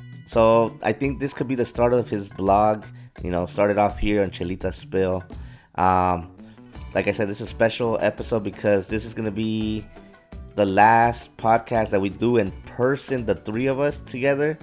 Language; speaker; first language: English; early bilingual, other home language; Spanish